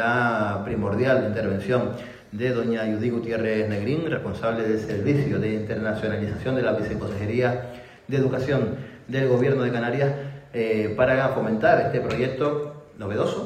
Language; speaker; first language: Spanish; native; Spanish